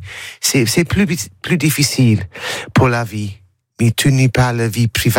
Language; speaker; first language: French; non-native, learner; English